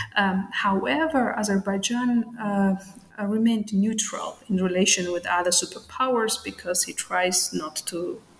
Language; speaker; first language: English; non-native, fluent; Georgian